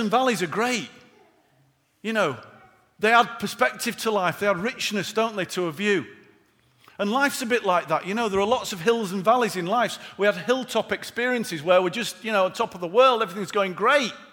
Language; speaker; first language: English; native; English